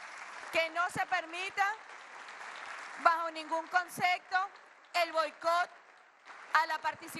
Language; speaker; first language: Spanish; native; Spanish